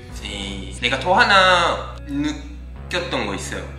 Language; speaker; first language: Korean; non-native, fluent; Japanese